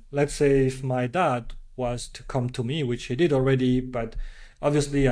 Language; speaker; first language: English; non-native, fluent; French